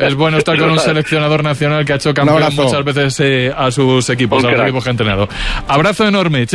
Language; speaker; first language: Spanish; native; Spanish